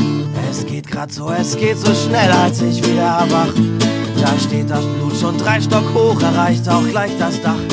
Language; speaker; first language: German; native; German